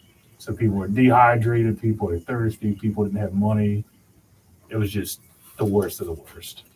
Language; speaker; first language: English; native; English